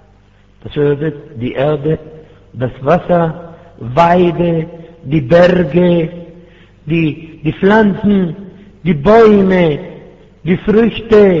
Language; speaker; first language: German; non-native, fluent; Arabic